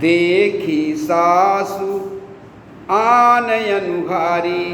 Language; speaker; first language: Hindi; native; Hindi